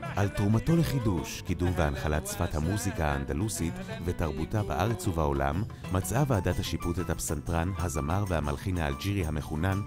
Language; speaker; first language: Hebrew; native; Hebrew